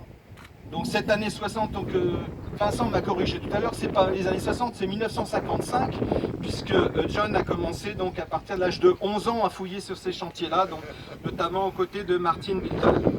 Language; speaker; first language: French; native; French